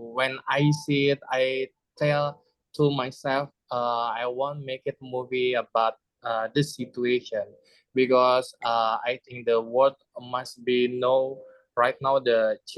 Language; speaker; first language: English; non-native, learner; Indonesian